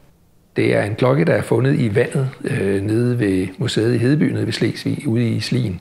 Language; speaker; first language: Danish; native; Danish